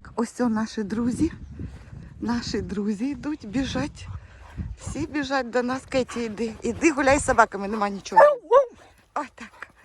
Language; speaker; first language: Ukrainian; non-native, local second language; Russian